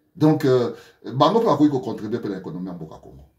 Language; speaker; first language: French; non-native, local second language; Lingala